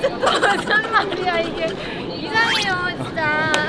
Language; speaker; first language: Korean; non-native, fluent; Chinese